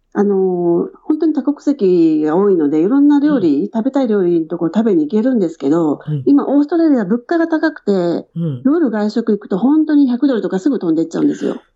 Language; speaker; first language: Japanese; native; Japanese